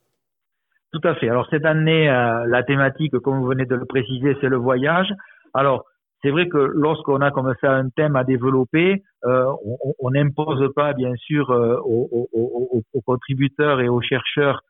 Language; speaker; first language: French; native; French